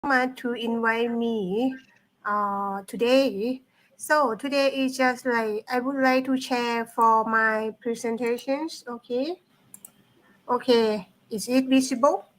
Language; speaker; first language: English; non-native, learner; Thai